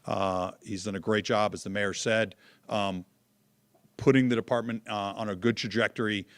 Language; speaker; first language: English; native; English